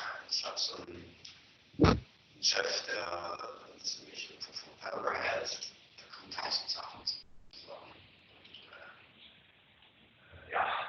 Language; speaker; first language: German; non-native, fluent; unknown